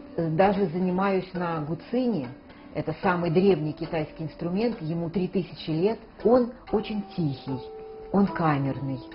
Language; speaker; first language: Russian; native; Russian